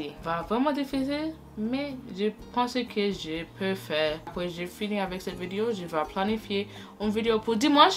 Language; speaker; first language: French; non-native, learner; English